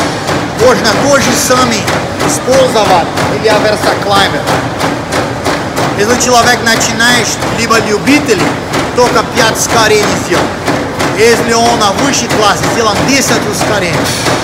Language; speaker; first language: Russian; non-native, learner; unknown